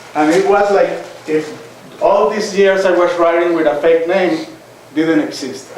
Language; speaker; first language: English; non-native, fluent; Spanish